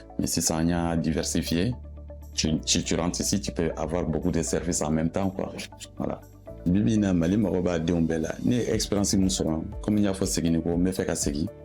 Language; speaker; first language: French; non-native, local second language; Bambara